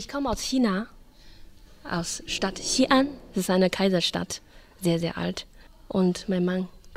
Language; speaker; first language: German; non-native, learner; Chinese